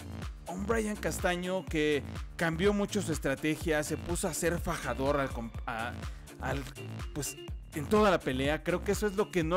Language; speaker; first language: Spanish; native; Spanish